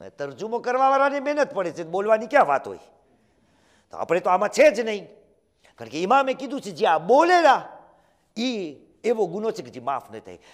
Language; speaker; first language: Gujarati; early bilingual, heritage; Gujarati